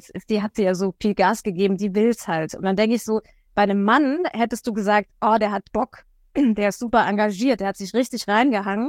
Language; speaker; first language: German; native; German